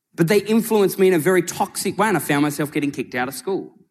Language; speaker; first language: English; native; English